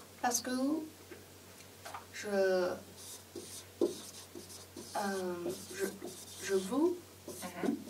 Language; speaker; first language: French; non-native, learner; Chinese